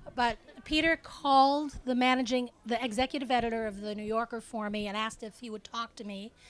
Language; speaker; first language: English; native; English